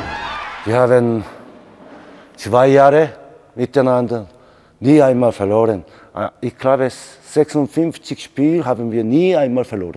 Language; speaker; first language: German; non-native, learner; Korean